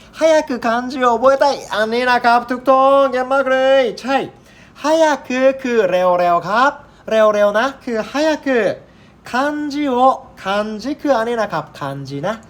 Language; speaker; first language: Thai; non-native, learner; Japanese